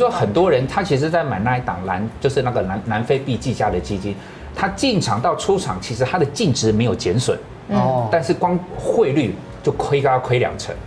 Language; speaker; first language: Chinese; native; Chinese